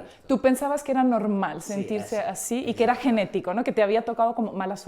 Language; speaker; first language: Spanish; native; Spanish